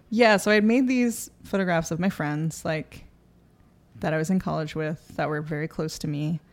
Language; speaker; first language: English; native; English